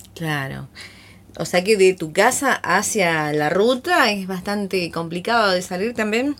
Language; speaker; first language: Spanish; native; Spanish